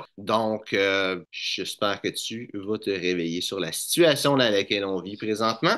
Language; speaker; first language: French; native; French